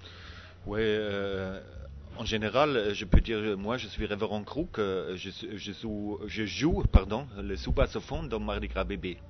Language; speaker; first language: French; non-native, fluent; German